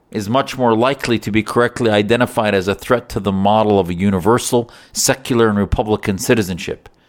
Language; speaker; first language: English; native; English